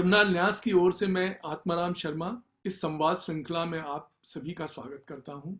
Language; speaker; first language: Hindi; native; Hindi